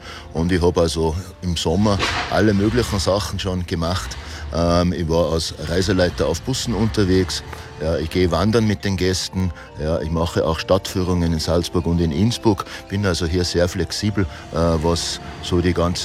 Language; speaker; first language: German; native; German